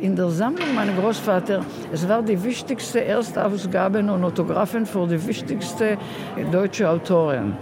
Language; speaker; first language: German; non-native, learner; Hebrew